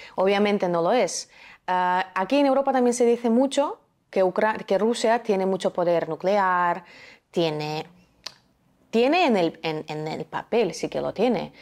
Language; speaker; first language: Spanish; non-native, fluent; Ukrainian